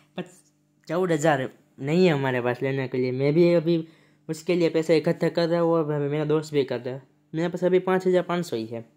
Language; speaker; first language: Hindi; non-native, local second language; Gujarati